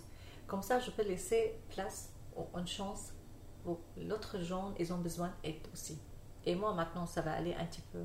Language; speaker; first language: French; non-native, learner; Arabic